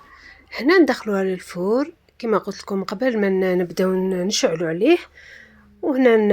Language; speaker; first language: Arabic; native; Arabic